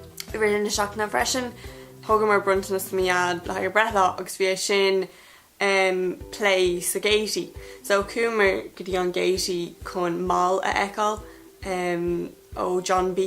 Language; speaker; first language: Irish; non-native, local second language; English